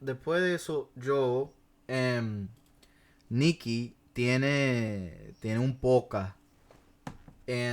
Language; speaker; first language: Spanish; non-native, fluent; English